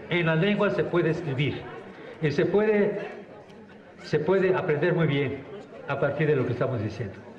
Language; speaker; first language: Spanish; non-native, local second language; Mixtepec Mixtec